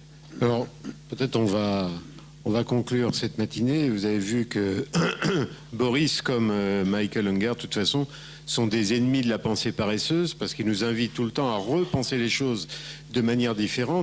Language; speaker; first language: French; native; French